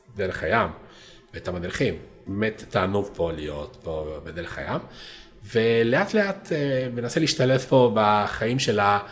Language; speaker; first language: Hebrew; non-native, fluent; Italian